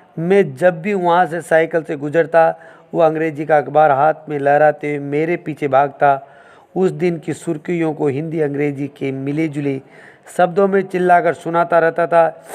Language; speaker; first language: Hindi; native; Hindi